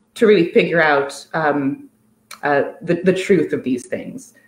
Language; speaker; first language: English; native; English